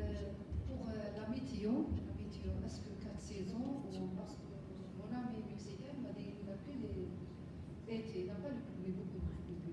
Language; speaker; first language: French; non-native, learner; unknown